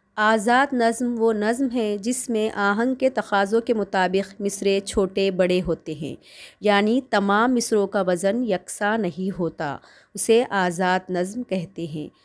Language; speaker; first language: Urdu; native; Urdu